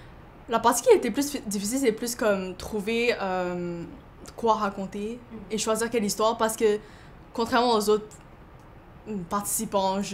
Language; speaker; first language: French; early bilingual, other home language; Chinese